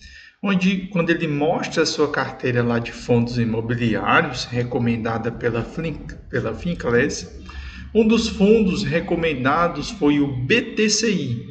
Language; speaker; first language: Portuguese; native; Portuguese